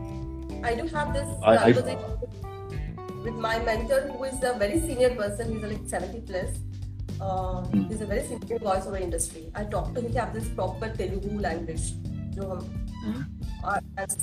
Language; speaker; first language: English; non-native, local second language; Telugu